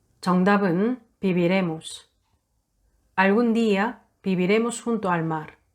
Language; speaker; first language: Spanish; non-native, fluent; Korean